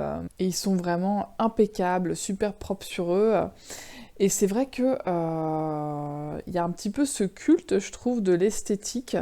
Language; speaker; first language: French; native; French